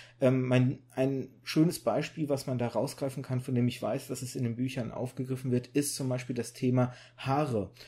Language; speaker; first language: German; native; German